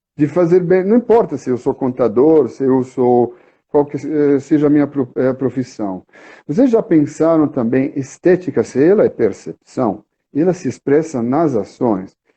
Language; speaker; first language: Portuguese; non-native, fluent; Italian